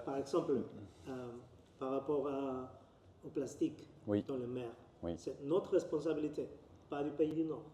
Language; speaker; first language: French; non-native, learner; Spanish